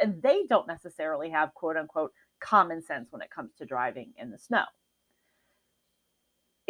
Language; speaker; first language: English; native; English